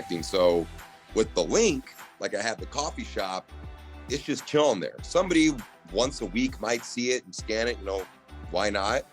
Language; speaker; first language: English; native; English